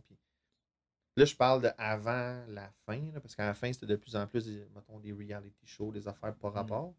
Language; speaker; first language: French; native; French